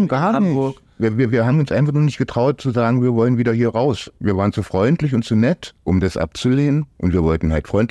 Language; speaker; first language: German; native; German